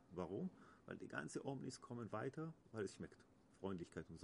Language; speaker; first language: German; non-native, learner; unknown